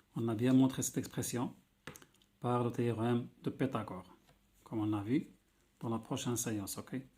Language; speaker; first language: French; non-native, local second language; Arabic